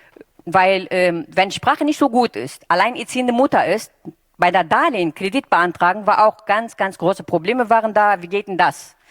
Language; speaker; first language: German; non-native, fluent; Turkish